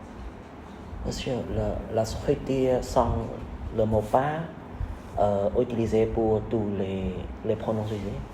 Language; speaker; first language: French; non-native, learner; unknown